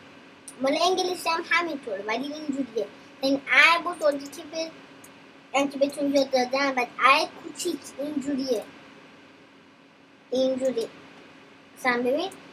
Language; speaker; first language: Persian; early bilingual, heritage; Persian